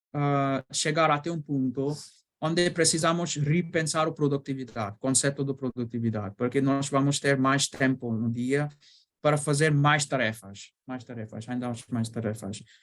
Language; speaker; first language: Portuguese; non-native, learner; Bangla